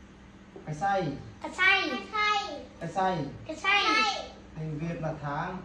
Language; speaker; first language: Vietnamese; non-native, local second language; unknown